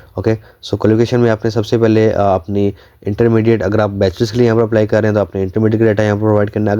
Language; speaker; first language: Urdu; non-native, local second language; Punjabi